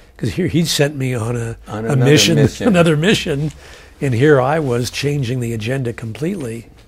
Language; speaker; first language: English; native; English